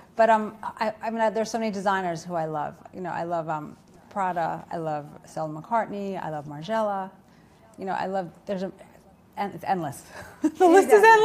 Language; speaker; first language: English; native; English